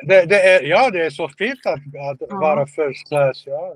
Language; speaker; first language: Swedish; non-native, learner; Russian